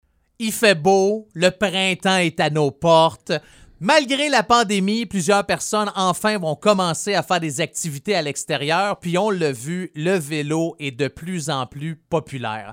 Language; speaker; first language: French; native; French